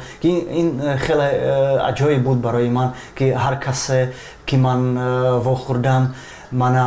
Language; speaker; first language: Persian; non-native, fluent; Czech